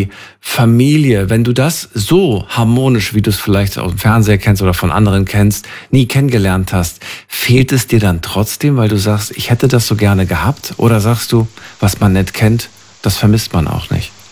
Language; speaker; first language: German; native; German